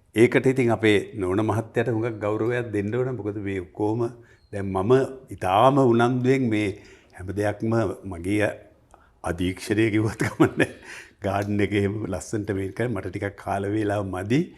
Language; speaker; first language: Sinhala; native; Sinhala